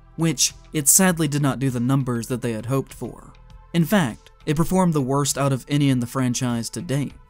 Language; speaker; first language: English; native; English